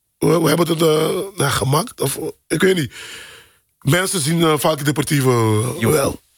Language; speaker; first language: Dutch; non-native, local second language; Papiamento